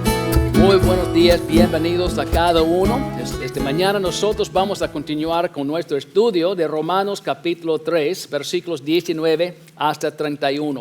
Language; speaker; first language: Spanish; non-native, fluent; English